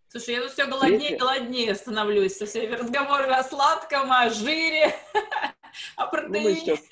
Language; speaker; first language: Russian; native; Russian